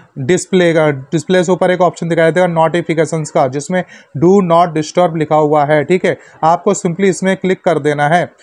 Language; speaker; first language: Hindi; native; Hindi